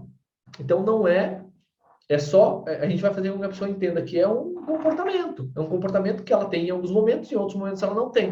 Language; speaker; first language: Portuguese; native; Portuguese